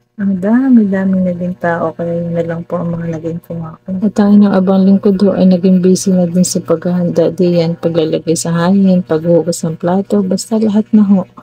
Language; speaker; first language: Filipino; native; Filipino